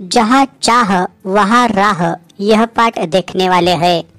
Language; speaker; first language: Hindi; non-native, local second language; Marathi